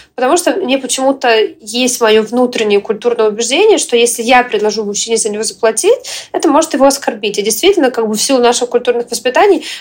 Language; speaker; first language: Russian; non-native, fluent; Ukrainian